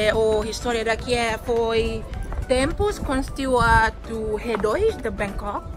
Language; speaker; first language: Portuguese; non-native, learner; Thai